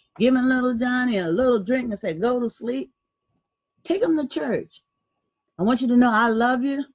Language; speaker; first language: English; native; English